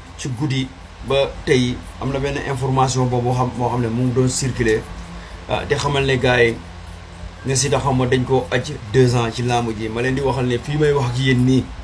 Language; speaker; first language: Wolof; non-native, local second language; Serer